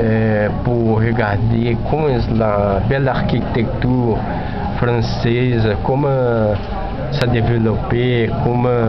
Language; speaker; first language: French; non-native, learner; Portuguese